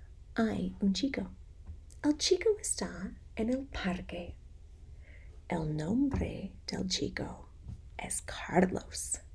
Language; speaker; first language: Spanish; non-native, fluent; English